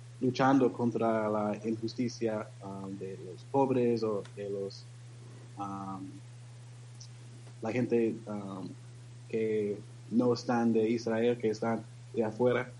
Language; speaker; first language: Spanish; non-native, learner; English